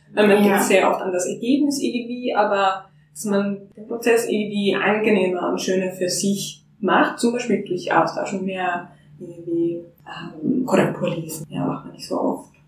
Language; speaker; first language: German; non-native, fluent; Finnish